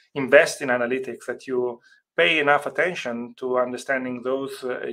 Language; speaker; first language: English; non-native, fluent; Italian